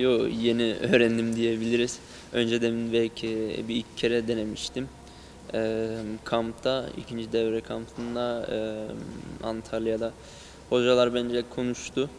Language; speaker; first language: Turkish; early bilingual, heritage; Turkish